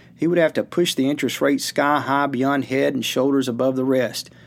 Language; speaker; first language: English; native; English